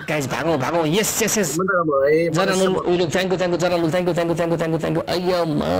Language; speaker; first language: English; non-native, learner; Nepali